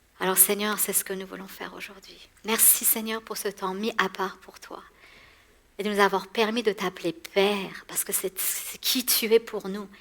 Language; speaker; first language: French; early bilingual, other home language; Persian